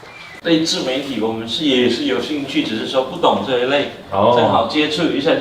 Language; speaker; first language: Chinese; native; Chinese